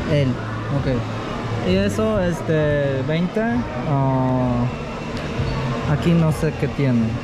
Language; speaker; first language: Spanish; non-native, learner; Polish